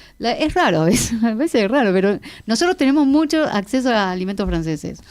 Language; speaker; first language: Spanish; native; Spanish